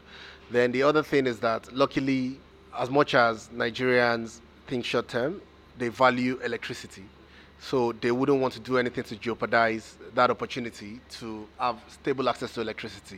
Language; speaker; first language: English; non-native, local second language; Yoruba